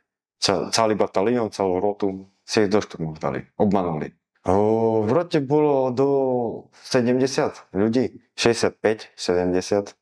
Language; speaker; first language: Russian; non-native, learner; Slovak